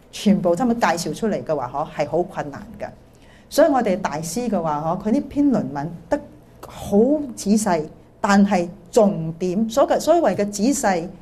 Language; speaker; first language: Cantonese; early bilingual, heritage; Cantonese